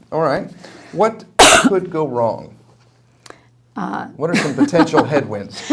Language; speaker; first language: English; native; English